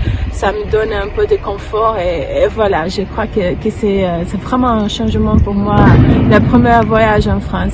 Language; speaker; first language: French; non-native, fluent; Portuguese